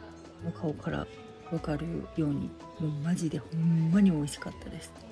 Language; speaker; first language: Japanese; native; Japanese